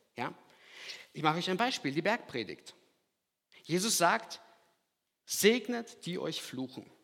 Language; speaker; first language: German; early bilingual, other home language; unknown